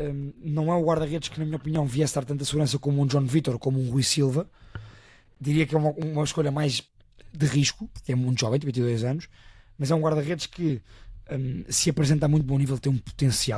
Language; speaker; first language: Portuguese; native; Portuguese